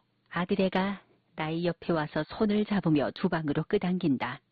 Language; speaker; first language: Korean; native; Korean